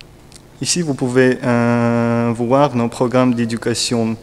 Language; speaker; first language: French; non-native, learner; Russian